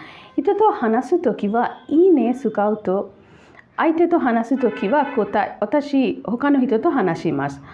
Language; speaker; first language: Japanese; non-native, learner; Bangla